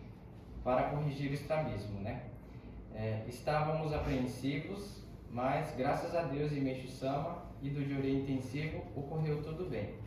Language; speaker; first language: Portuguese; native; Portuguese